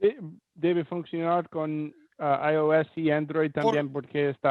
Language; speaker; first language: Spanish; non-native, learner; English